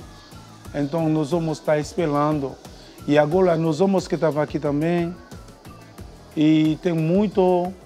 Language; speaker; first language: Portuguese; non-native, learner; Haitian Creole